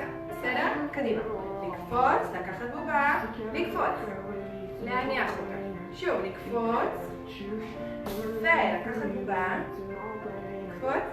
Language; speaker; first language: Hebrew; native; Hebrew